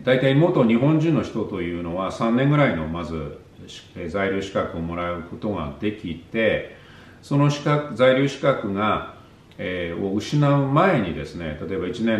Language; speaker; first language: Japanese; native; Japanese